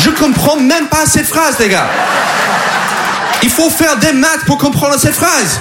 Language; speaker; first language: French; non-native, fluent; English